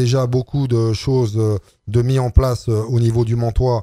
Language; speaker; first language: French; native; French